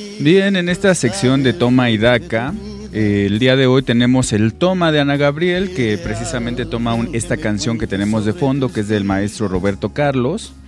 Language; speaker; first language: Spanish; native; Spanish